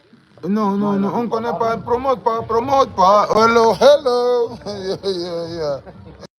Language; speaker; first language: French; non-native, learner; Portuguese